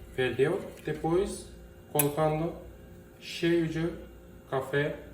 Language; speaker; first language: Portuguese; non-native, learner; Turkish